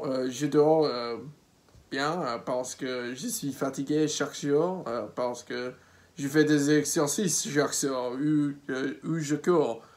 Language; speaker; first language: French; non-native, learner; English